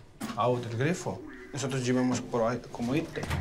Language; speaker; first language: Spanish; non-native, learner; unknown